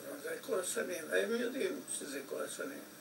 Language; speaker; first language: Hebrew; non-native, fluent; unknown